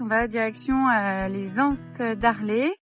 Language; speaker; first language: French; native; French